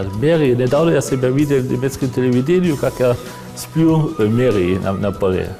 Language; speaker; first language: Russian; non-native, fluent; German